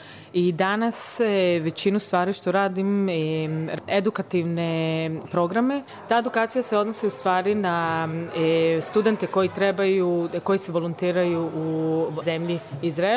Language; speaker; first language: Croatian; early bilingual, other home language; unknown